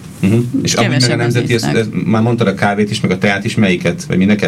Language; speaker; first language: Hungarian; native; Hungarian